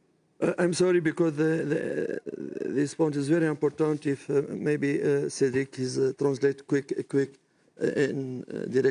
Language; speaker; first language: English; non-native, learner; French